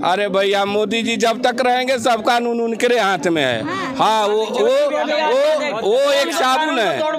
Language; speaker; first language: Hindi; native; Hindi